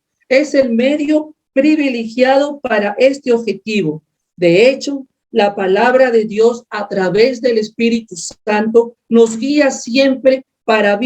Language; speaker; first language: Spanish; native; Spanish